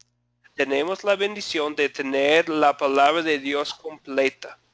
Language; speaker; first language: Spanish; non-native, fluent; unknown